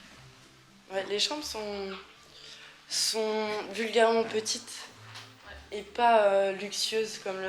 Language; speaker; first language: French; native; French